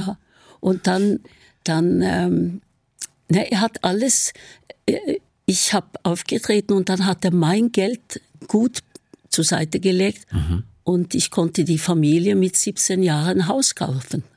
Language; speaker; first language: German; non-native, fluent; Norwegian